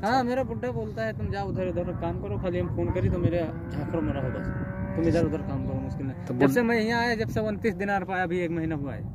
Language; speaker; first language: Hindi; native; Hindi